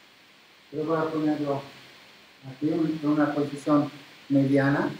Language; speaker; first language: Spanish; non-native, fluent; Italian